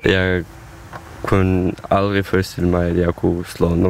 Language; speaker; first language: Danish; non-native, learner; Ukrainian